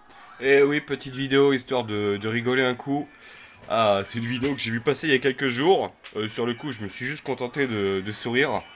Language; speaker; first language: French; native; French